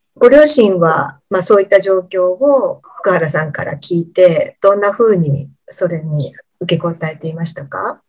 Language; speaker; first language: Japanese; native; Japanese